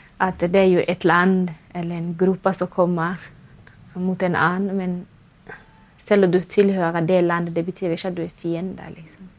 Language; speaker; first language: Norwegian; non-native, fluent; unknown